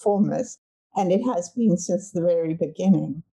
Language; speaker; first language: English; native; English